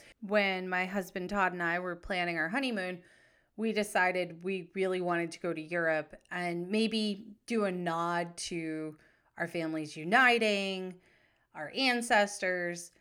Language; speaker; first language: English; native; English